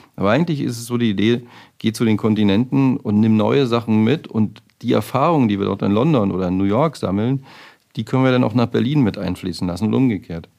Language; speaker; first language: German; native; German